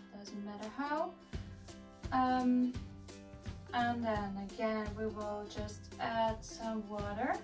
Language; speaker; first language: English; non-native, fluent; Russian